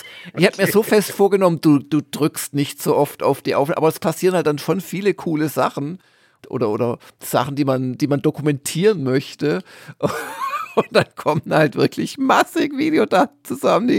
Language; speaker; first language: German; native; German